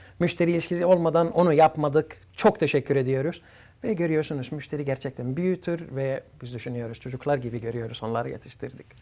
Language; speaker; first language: Turkish; early bilingual, other home language; Arabic